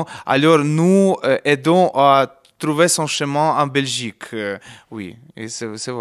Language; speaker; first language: French; non-native, learner; Ukrainian